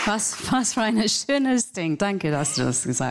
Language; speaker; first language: German; non-native, learner; English